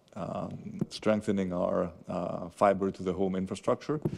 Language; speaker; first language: English; non-native, fluent; Greek